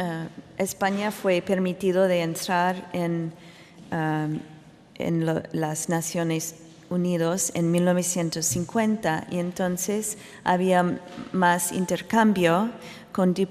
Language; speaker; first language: Spanish; non-native, fluent; English